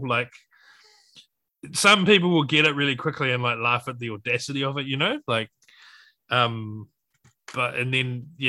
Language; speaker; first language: English; native; English